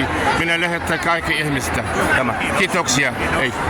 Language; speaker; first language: Finnish; non-native, learner; Turkish